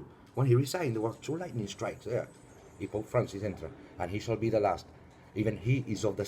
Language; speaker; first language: English; non-native, fluent; Spanish